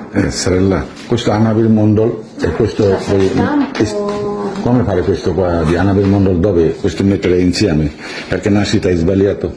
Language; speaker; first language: Italian; non-native, learner; Bangla